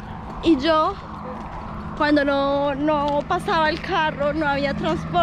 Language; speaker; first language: Spanish; native; Spanish